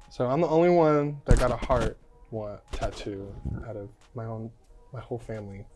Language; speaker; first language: English; native; English